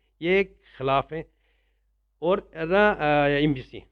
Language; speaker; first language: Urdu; non-native, learner; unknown